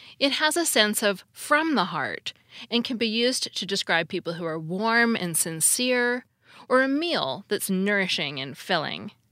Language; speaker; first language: English; native; English